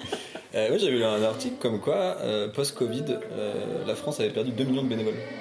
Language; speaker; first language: French; native; French